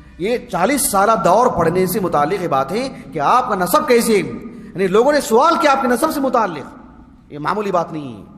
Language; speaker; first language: Urdu; native; Urdu